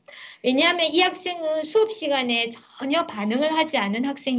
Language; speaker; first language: Korean; native; Korean